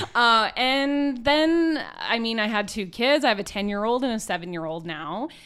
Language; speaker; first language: English; native; English